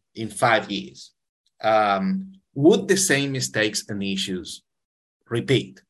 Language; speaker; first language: English; non-native, fluent; Spanish